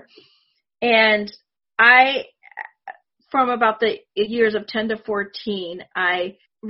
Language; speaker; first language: English; early bilingual, other home language; Spanish